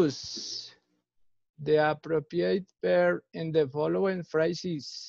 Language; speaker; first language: English; non-native, fluent; Spanish